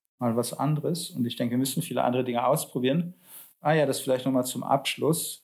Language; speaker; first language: German; early bilingual, other home language; Polish